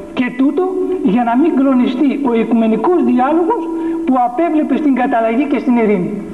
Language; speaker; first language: Greek; native; Greek